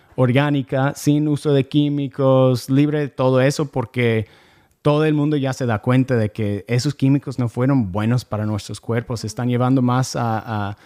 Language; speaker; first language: Spanish; non-native, fluent; English